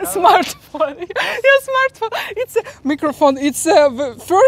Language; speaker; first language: English; non-native, learner; Russian